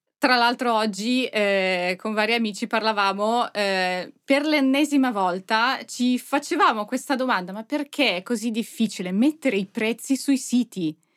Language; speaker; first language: Italian; non-native, fluent; Russian